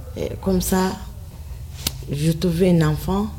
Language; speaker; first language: French; non-native, local second language; Fula